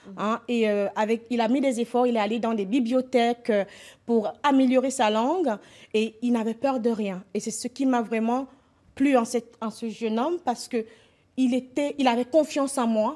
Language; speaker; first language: French; native; French